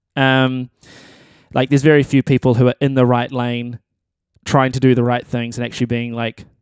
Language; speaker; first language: English; native; English